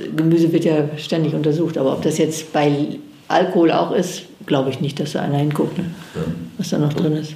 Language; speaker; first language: German; native; German